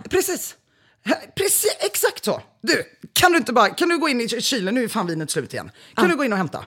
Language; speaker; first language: Swedish; native; Swedish